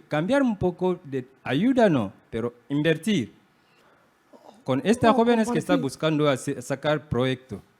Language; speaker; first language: Spanish; non-native, fluent; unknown